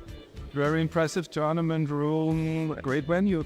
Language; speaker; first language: English; non-native, fluent; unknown